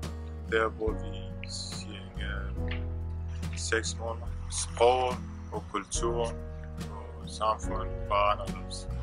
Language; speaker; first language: Danish; non-native, learner; Arabic